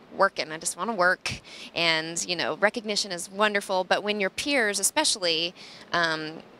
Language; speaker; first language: English; native; English